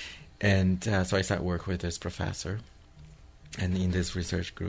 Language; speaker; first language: English; non-native, fluent; Portuguese